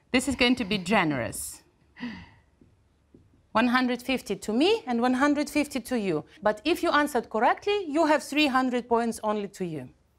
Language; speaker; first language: English; non-native, fluent; Ukrainian